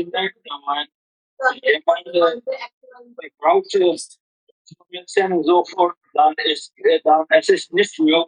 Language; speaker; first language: German; non-native, learner; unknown